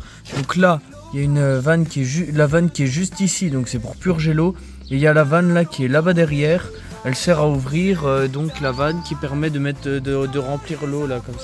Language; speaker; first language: French; native; French